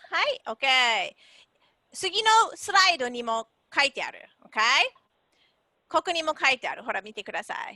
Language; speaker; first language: Japanese; non-native, fluent; English